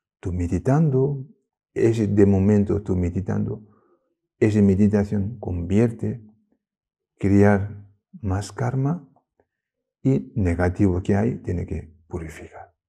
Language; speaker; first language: Spanish; non-native, learner; Tibetan